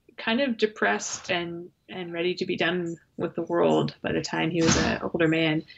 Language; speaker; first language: English; native; English